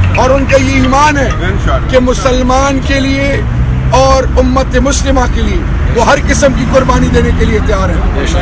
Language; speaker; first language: Urdu; non-native, local second language; Pashto